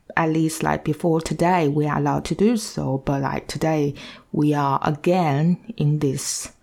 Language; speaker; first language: English; non-native, fluent; Chinese